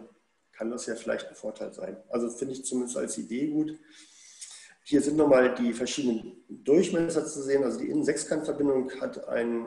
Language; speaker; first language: German; native; German